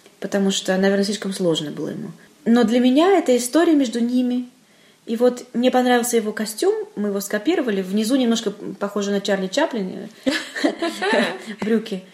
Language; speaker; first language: Russian; non-native, local second language; Romanian